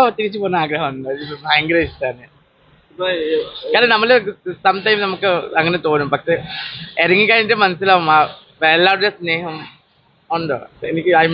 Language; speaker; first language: Malayalam; non-native, learner; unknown